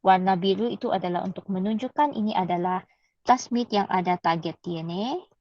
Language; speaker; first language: Malay; native; Malay